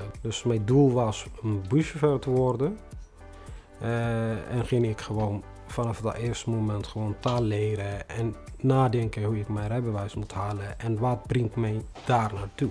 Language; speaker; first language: Dutch; non-native, fluent; Tigrinya